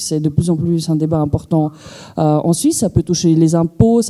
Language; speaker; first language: French; native; French